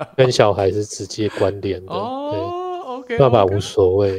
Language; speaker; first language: Chinese; native; Chinese